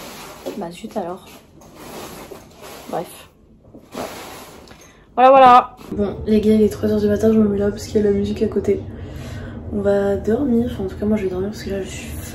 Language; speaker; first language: French; native; French